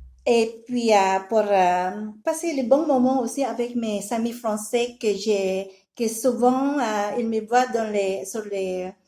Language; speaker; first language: French; non-native, learner; Filipino